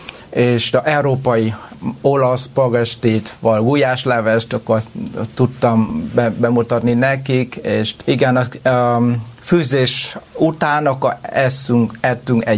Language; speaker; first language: Hungarian; non-native, learner; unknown